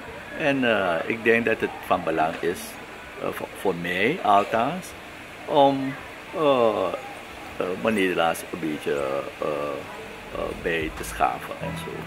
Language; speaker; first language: Dutch; non-native, local second language; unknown